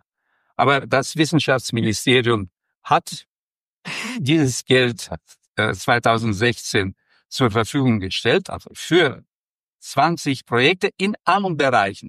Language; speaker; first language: German; non-native, fluent; Romanian